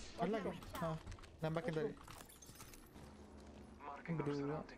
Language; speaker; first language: Indonesian; native; Indonesian